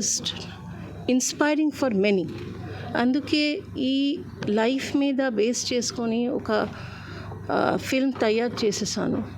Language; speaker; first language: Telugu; non-native, learner; Bangla